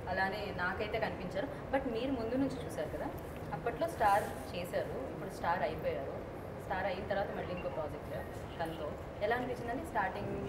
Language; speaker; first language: Telugu; native; Telugu